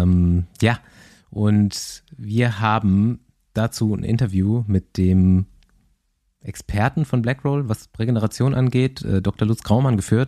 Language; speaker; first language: German; native; German